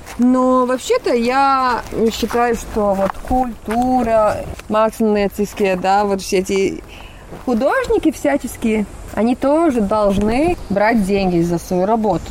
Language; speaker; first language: Russian; non-native, local second language; Latvian